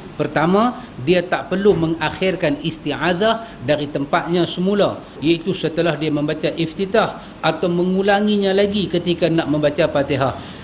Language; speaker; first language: Malay; native; Malay